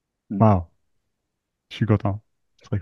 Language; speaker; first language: French; native; French